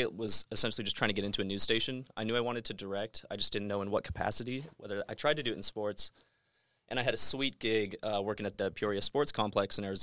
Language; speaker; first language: English; native; English